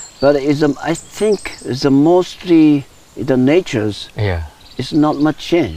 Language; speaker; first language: English; non-native, learner; Japanese